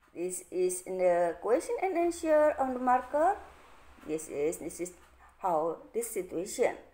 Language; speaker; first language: English; non-native, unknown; Indonesian